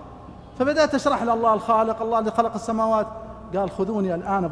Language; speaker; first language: Arabic; native; Arabic